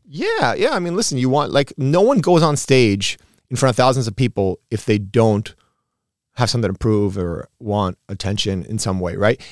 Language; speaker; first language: English; early bilingual, other home language; Spanish